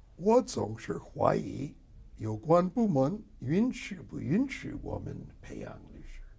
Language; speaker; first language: Chinese; non-native, fluent; English